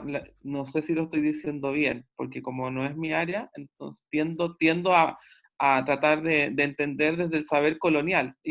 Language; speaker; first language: Spanish; native; Spanish